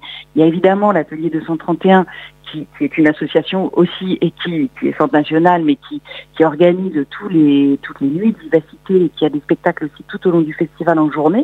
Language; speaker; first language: French; native; French